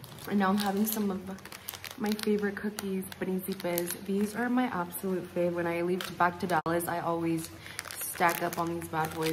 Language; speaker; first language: English; early bilingual, other home language; Spanish